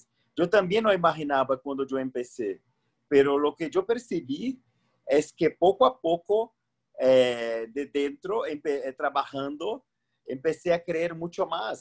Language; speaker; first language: Spanish; non-native, fluent; Portuguese